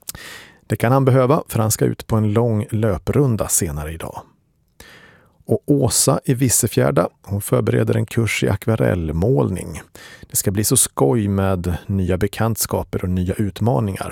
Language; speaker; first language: Swedish; native; Swedish